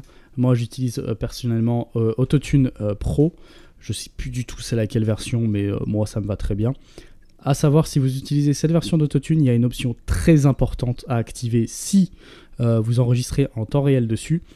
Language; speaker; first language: French; native; French